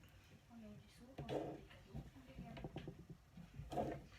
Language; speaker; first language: French; native; French